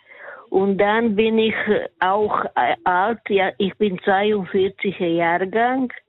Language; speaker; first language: German; non-native, learner; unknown